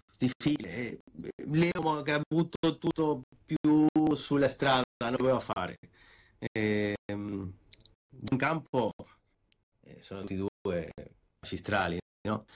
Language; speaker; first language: Italian; non-native, fluent; Spanish